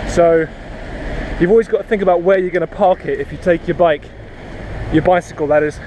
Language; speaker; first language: English; native; English